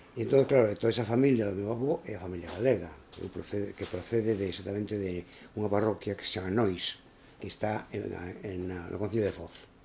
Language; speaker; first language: Galician; non-native, local second language; Catalan